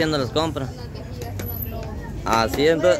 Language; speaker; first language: Spanish; native; Spanish